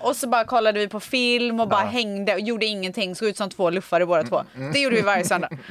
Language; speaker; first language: Swedish; native; Swedish